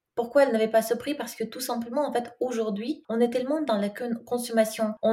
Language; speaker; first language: French; non-native, fluent; Russian